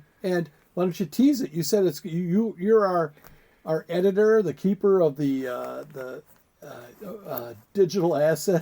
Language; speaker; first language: English; native; English